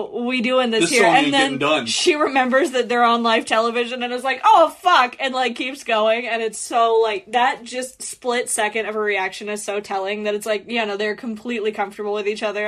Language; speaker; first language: English; native; English